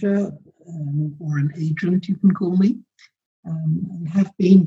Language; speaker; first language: English; native; English